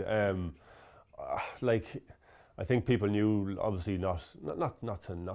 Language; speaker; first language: English; native; English